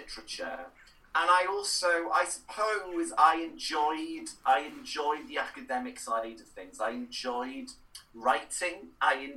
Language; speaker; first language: English; non-native, local second language; Welsh